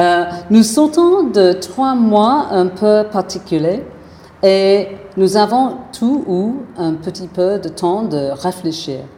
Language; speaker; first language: French; non-native, fluent; English